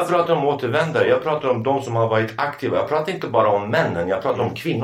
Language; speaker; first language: Swedish; non-native, fluent; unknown